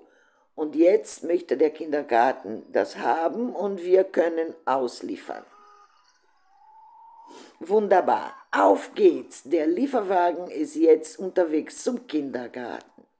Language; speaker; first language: German; non-native, fluent; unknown